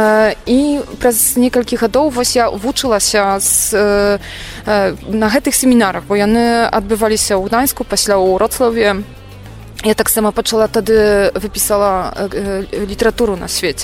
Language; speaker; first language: Belarusian; non-native, fluent; Polish